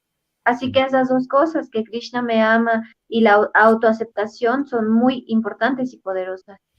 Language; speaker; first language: Spanish; native; Spanish